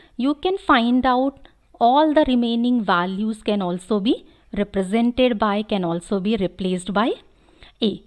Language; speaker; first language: English; non-native, local second language; Hindi